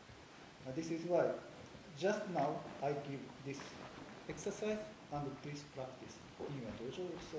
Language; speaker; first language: English; non-native, learner; Japanese